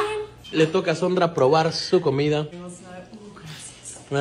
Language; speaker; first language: Spanish; native; Spanish